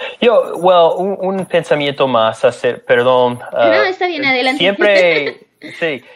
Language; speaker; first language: Spanish; non-native, fluent; English